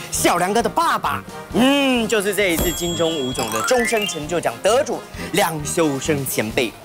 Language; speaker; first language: Chinese; native; Chinese